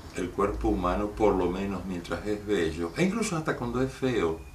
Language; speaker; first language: Spanish; native; Spanish